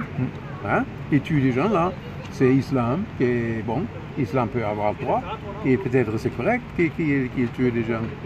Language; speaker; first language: French; non-native, fluent; German